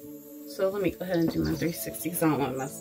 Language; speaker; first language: English; native; English